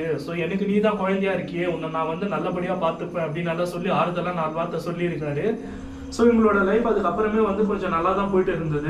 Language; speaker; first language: Tamil; native; Tamil